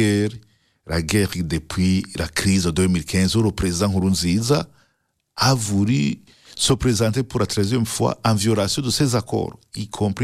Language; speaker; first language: French; non-native, local second language; Rundi